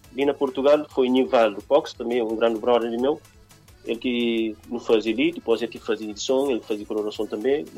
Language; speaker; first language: Portuguese; non-native, local second language; Kabuverdianu